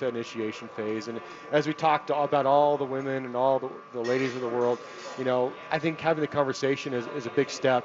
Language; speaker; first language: English; native; English